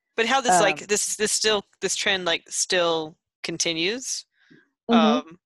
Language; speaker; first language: English; native; English